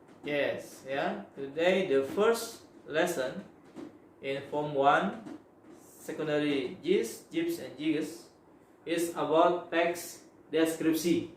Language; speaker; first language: English; non-native, learner; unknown